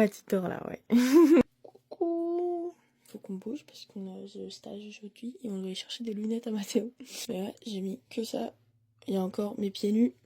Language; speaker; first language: French; native; French